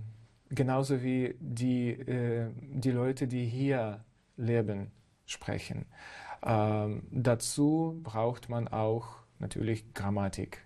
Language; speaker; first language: German; non-native, fluent; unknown